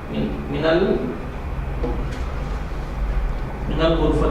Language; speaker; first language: Arabic; non-native, learner; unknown